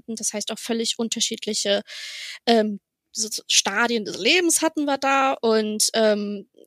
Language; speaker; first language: German; native; German